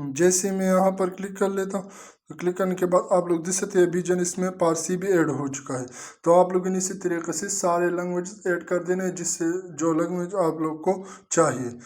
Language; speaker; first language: Urdu; non-native, local second language; Punjabi